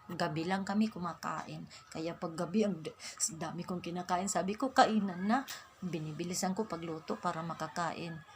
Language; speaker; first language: Filipino; non-native, local second language; Waray